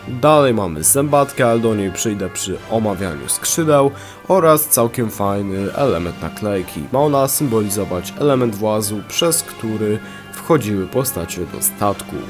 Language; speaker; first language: Polish; native; Polish